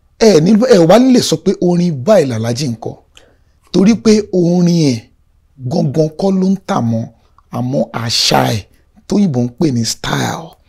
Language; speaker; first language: Yoruba; native; Yoruba